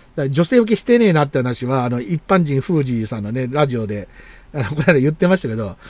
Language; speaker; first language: Japanese; native; Japanese